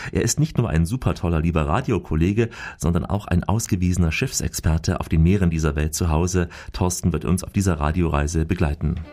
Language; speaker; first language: German; native; German